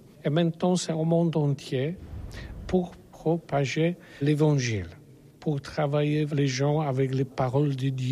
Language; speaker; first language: French; non-native, learner; Polish